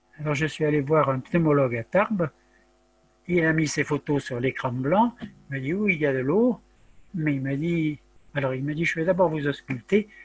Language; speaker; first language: French; native; French